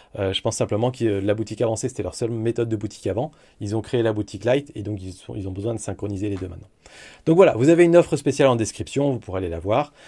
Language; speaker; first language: French; native; French